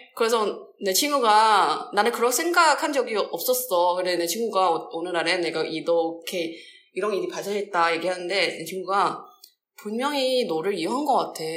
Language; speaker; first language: Korean; non-native, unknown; Chinese